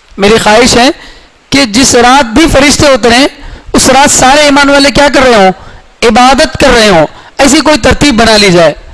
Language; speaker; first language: Urdu; native; Urdu